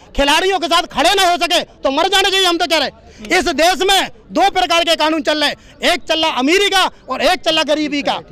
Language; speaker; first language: Hindi; native; Hindi